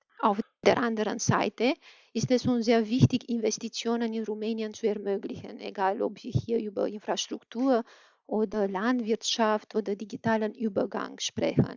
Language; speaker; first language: German; non-native, fluent; Romanian